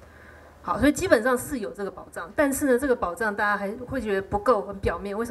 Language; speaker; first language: Chinese; native; Chinese